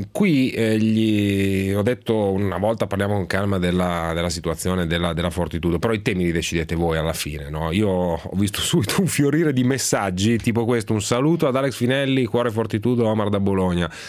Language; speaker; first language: Italian; native; Italian